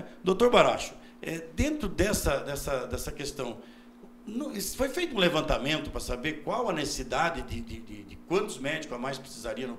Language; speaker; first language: Portuguese; native; Portuguese